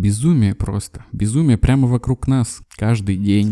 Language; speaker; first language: Russian; native; Russian